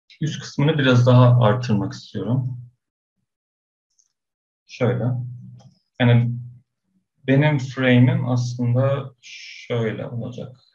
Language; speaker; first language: Turkish; non-native, fluent; Persian